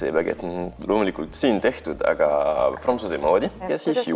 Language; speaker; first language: Estonian; non-native, fluent; French